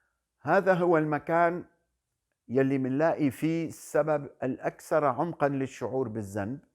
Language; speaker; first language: Arabic; native; Arabic